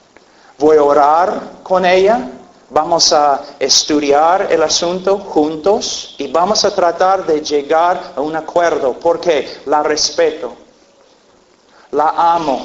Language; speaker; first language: Spanish; non-native, fluent; English